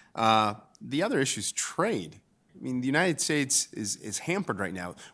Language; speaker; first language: English; non-native, fluent; Spanish